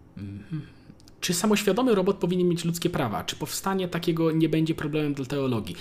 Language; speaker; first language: Polish; native; Polish